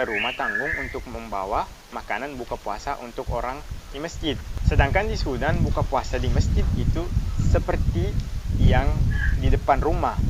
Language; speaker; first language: Indonesian; non-native, fluent; Arabic